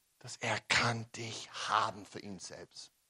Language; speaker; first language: German; non-native, learner; English